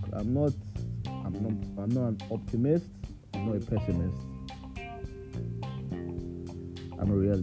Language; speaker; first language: English; non-native, local second language; Yoruba